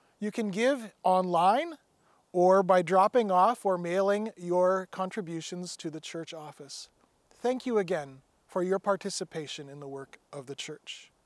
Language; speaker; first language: English; native; English